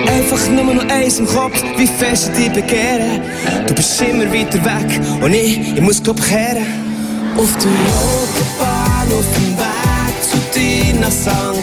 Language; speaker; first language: German; native; German